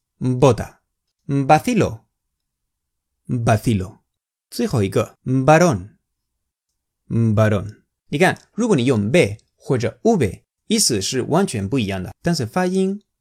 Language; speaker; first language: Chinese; non-native, fluent; Spanish